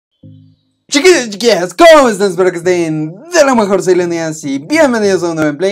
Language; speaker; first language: Spanish; native; Spanish